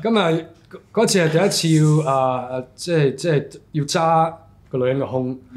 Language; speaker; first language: Cantonese; early bilingual, heritage; Cantonese